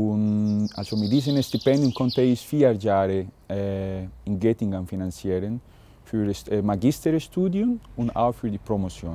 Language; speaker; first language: German; non-native, fluent; Spanish